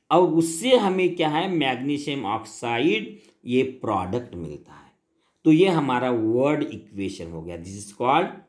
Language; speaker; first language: Hindi; non-native, local second language; Marathi